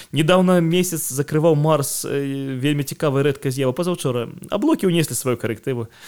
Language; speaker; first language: Belarusian; non-native, local second language; Russian